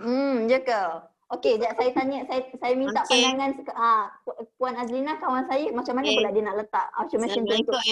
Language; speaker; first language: Malay; native; Malay